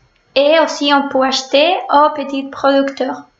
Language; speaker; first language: French; non-native, fluent; Spanish